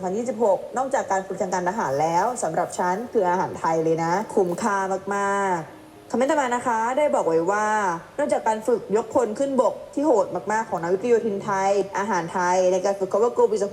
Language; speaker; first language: Thai; native; Thai